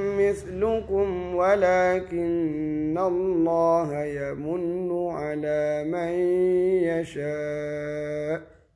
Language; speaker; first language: Arabic; non-native, learner; Indonesian